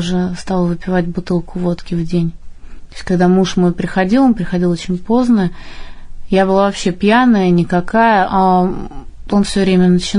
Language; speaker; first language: Russian; native; Russian